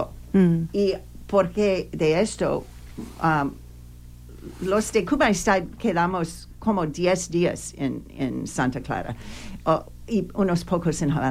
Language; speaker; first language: Spanish; non-native, learner; English